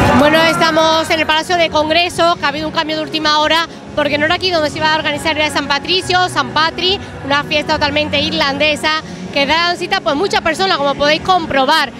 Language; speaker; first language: Spanish; native; Spanish